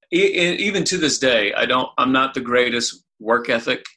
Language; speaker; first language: English; native; English